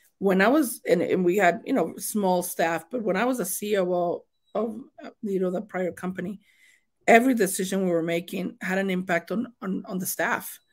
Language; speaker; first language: English; non-native, fluent; Spanish